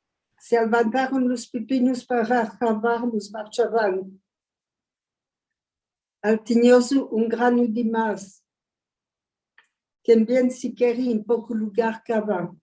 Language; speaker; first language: Spanish; early bilingual, heritage; Ladino